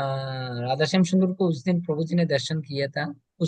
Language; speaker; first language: Hindi; non-native, learner; Bangla